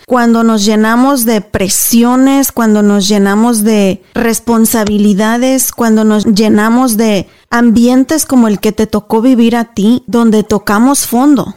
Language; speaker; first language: Spanish; native; Spanish